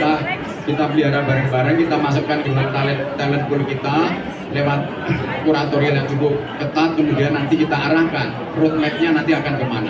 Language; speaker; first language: Indonesian; native; Indonesian